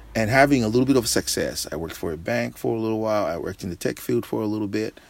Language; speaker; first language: English; non-native, local second language; Bemba